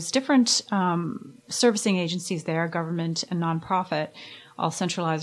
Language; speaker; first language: English; native; English